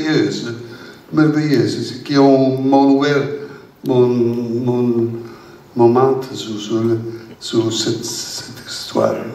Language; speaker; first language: French; non-native, learner; Italian